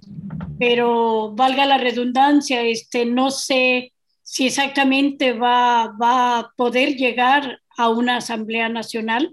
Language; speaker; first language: Spanish; native; Spanish